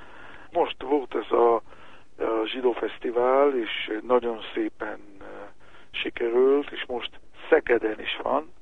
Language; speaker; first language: Hungarian; early bilingual, heritage; Hebrew